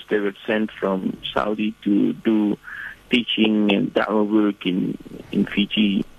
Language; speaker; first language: English; non-native, fluent; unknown